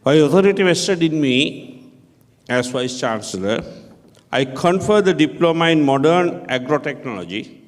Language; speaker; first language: English; non-native, local second language; Sinhala